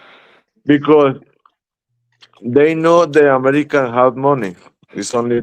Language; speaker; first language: English; non-native, learner; Spanish